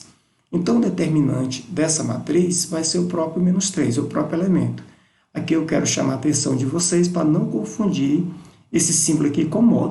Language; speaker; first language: Portuguese; native; Portuguese